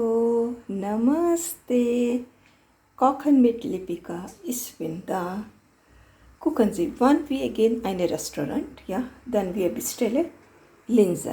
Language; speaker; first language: German; non-native, learner; Hindi